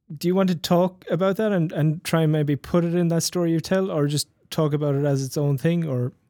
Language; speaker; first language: English; native; English